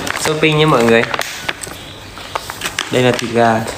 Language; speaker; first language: Vietnamese; native; Vietnamese